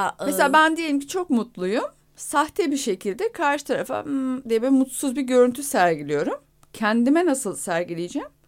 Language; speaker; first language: Turkish; native; Turkish